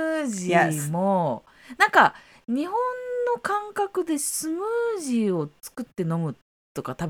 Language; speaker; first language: Japanese; native; Japanese